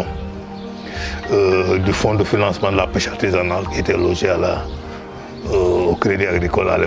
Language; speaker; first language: French; non-native, local second language; Wolof